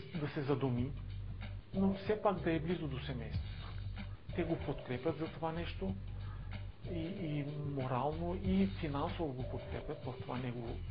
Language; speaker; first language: Bulgarian; non-native, local second language; Turkish